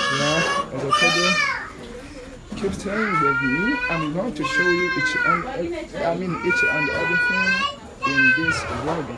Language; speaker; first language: English; non-native, local second language; Rundi